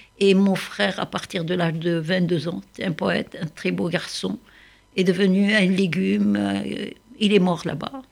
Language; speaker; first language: French; non-native, local second language; Arabic